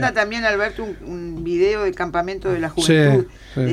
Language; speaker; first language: Spanish; native; Spanish